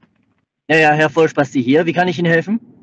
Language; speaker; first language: German; native; German